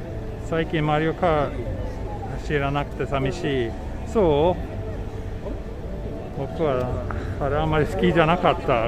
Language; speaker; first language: Japanese; non-native, fluent; Swedish